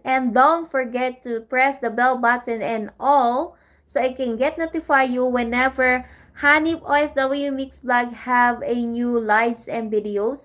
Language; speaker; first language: English; non-native, local second language; Filipino